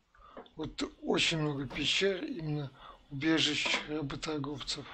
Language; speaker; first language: Russian; native; Russian